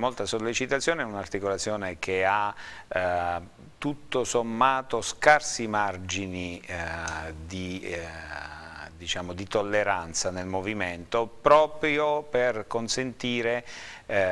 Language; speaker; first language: Italian; native; Italian